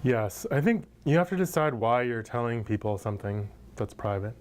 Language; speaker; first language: English; native; English